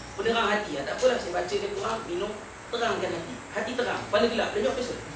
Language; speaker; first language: Malay; native; Malay